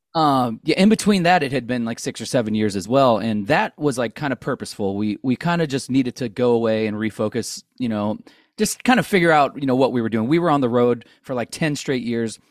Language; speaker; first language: English; native; English